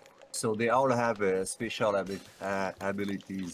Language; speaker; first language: English; non-native, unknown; French